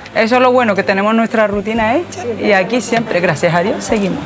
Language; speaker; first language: Spanish; early bilingual, other home language; Korean